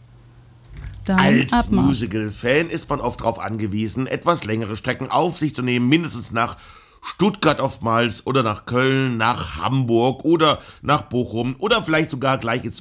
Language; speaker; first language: German; native; German